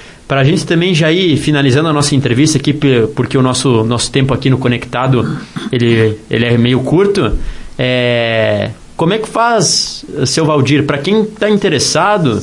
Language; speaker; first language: Portuguese; native; Portuguese